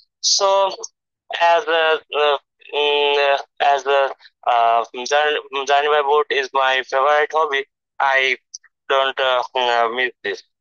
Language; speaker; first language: English; non-native, learner; Bangla